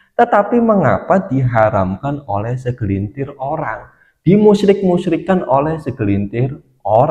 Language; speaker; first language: Indonesian; native; Indonesian